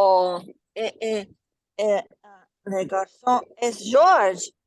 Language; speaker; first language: French; non-native, learner; English